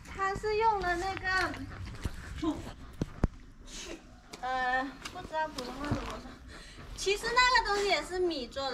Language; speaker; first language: Chinese; non-native, local second language; Hakka Chinese